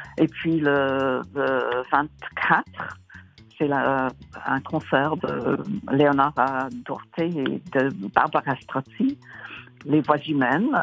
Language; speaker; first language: French; non-native, fluent; English